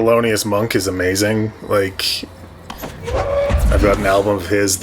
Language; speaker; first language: English; native; English